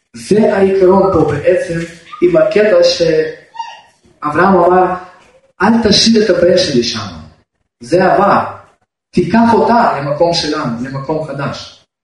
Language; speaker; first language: Hebrew; non-native, fluent; Russian